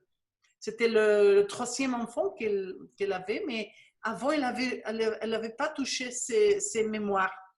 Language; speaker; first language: French; non-native, fluent; Spanish